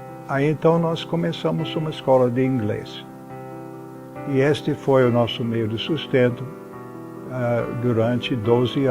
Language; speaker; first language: Portuguese; non-native, fluent; English